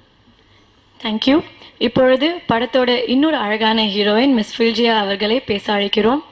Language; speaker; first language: Tamil; native; Tamil